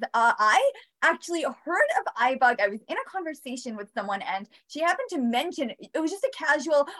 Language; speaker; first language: English; early bilingual, other home language; Bosnian